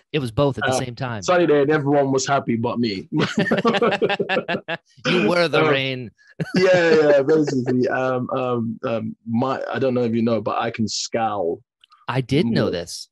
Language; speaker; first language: English; native; English